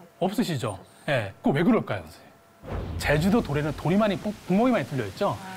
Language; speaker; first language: Korean; native; Korean